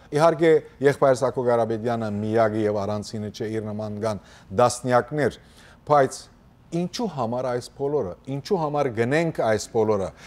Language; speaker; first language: Armenian; early bilingual, heritage; Armenian